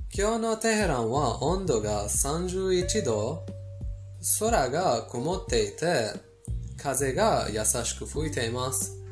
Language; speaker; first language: Japanese; non-native, fluent; Persian